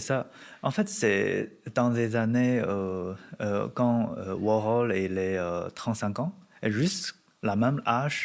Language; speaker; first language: French; non-native, learner; Chinese